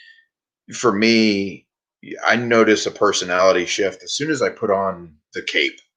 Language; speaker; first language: English; native; English